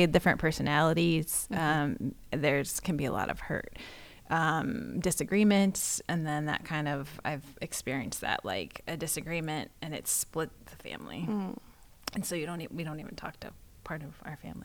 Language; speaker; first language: English; native; English